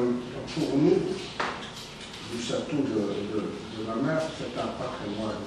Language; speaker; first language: French; non-native, local second language; Arabic